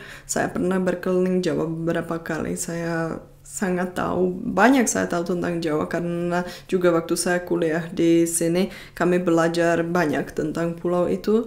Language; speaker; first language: Indonesian; non-native, fluent; Czech